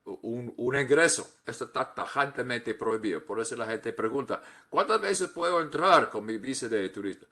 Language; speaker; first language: Spanish; non-native, fluent; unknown